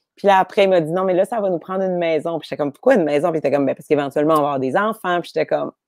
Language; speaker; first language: French; native; French